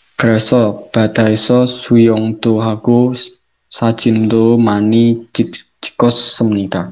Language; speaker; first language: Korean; non-native, learner; Indonesian